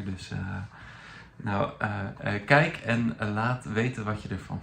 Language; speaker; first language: Dutch; native; Dutch